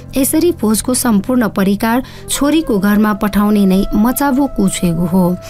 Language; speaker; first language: Nepali; non-native, local second language; Newari